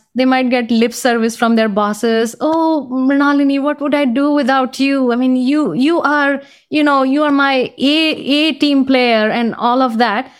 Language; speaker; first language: English; non-native, local second language; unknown